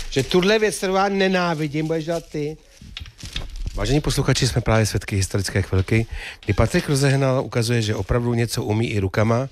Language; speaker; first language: Czech; native; Czech